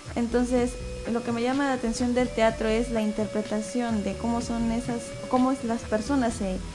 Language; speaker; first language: Spanish; native; Spanish